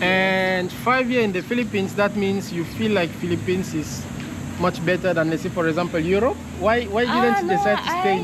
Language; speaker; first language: English; non-native, learner; French